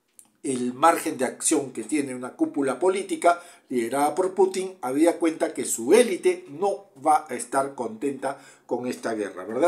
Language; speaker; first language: Spanish; native; Spanish